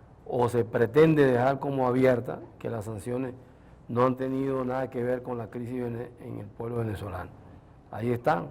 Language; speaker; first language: Spanish; native; Spanish